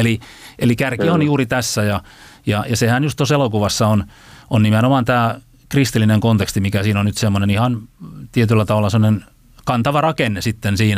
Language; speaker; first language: Finnish; native; Finnish